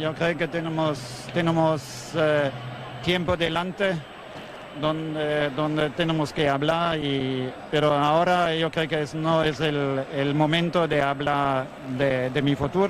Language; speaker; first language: Spanish; non-native, fluent; German